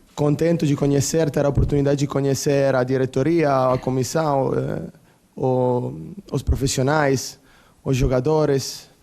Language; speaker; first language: Portuguese; non-native, learner; Italian